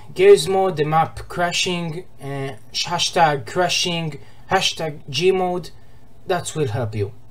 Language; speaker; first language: English; non-native, learner; Hebrew